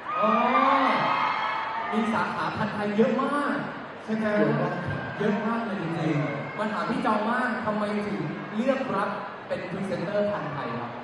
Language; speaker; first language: Thai; native; Thai